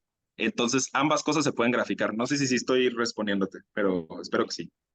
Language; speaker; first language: Spanish; native; Spanish